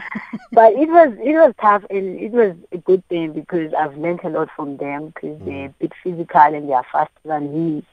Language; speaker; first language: English; non-native, local second language; Xhosa